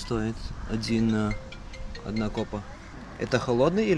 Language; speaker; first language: Russian; non-native, learner; Lithuanian